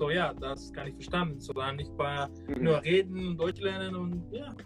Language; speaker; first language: German; non-native, learner; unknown